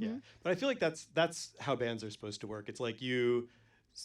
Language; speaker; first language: English; native; English